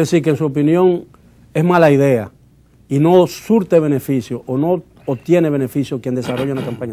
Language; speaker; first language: Spanish; native; Spanish